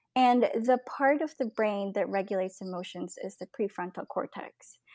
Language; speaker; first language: English; non-native, local second language; Filipino